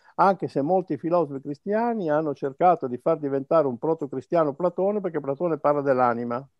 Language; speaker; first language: Italian; native; Italian